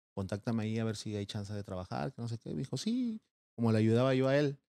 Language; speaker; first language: Spanish; native; Spanish